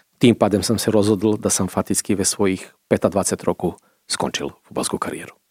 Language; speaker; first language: Czech; non-native, fluent; Serbian